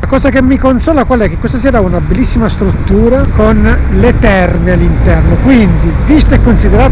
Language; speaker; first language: Italian; native; Italian